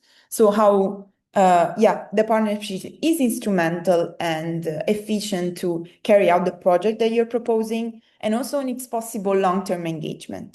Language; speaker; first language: English; non-native, fluent; Italian